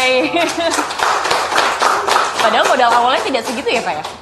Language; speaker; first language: Indonesian; native; Indonesian